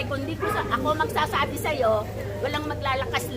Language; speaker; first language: Filipino; native; Filipino